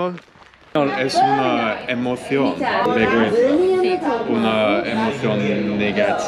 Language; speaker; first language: Spanish; non-native, learner; English